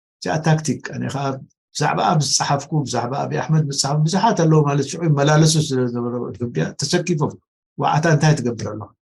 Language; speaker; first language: Tigrinya; non-native, local second language; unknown